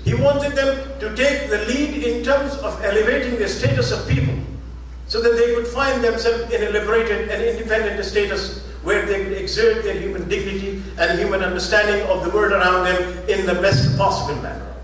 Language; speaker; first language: English; non-native, local second language; Urdu